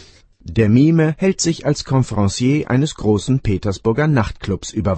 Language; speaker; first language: German; native; German